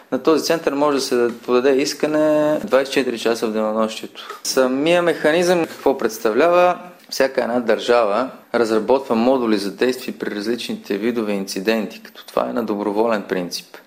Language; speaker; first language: Bulgarian; native; Bulgarian